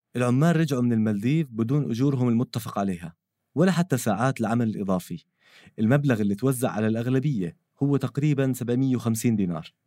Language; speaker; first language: Arabic; native; Arabic